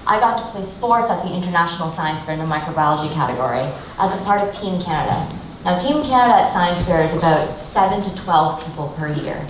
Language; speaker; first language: English; native; English